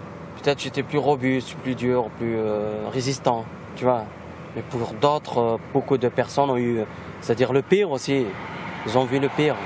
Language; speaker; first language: French; non-native, local second language; Kabyle